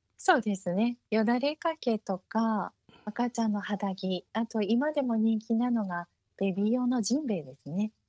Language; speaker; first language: Japanese; early bilingual, heritage; Japanese